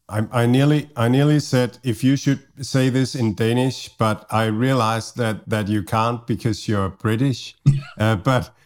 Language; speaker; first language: English; non-native, fluent; Danish